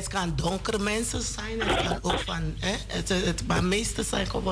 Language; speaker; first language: Dutch; non-native, learner; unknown